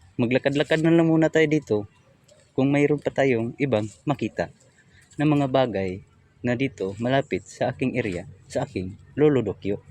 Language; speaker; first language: Filipino; non-native, local second language; Cebuano